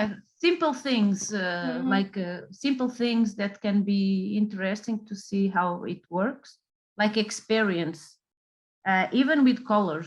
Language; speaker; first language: English; non-native, fluent; Portuguese